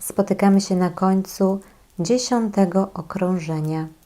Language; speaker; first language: Polish; native; Polish